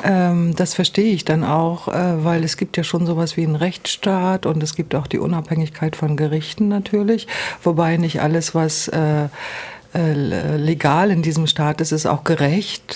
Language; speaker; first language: German; native; German